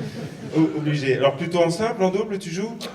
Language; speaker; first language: French; native; French